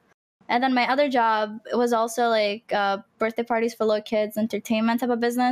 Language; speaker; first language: English; non-native, fluent; Greek